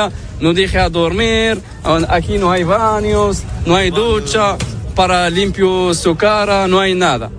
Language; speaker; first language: Spanish; non-native, learner; Arabic